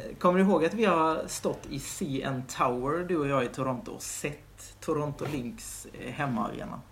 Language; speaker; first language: Swedish; native; Swedish